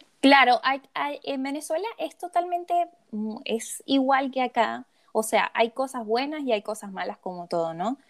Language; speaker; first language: Spanish; native; Spanish